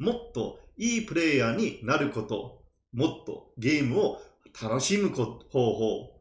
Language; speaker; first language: Japanese; non-native, fluent; English